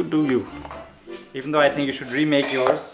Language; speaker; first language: English; non-native, local second language; Urdu